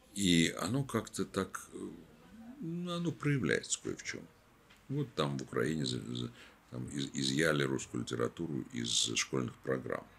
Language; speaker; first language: Russian; native; Russian